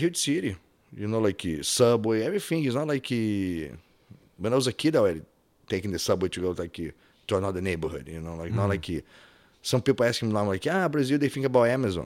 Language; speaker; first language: English; non-native, fluent; Portuguese